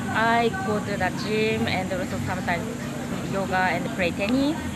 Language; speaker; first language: English; non-native, learner; Japanese